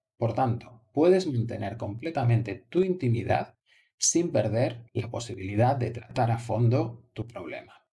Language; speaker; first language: Spanish; native; Spanish